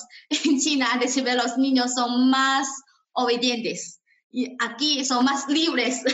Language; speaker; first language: Spanish; non-native, fluent; Chinese